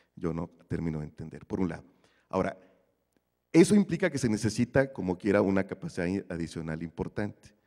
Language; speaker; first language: Spanish; native; Spanish